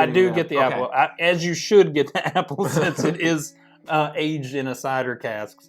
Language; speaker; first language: English; native; English